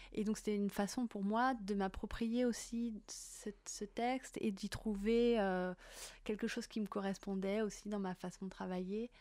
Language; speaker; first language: French; native; French